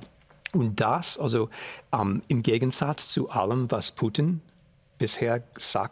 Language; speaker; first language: German; non-native, fluent; English